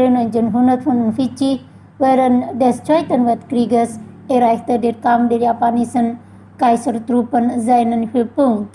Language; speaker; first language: German; non-native, fluent; Indonesian